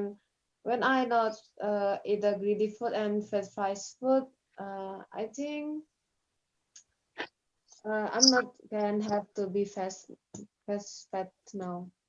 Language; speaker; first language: English; non-native, learner; Indonesian